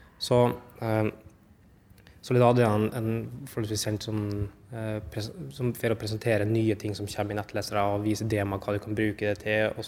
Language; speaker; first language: Norwegian; native; Norwegian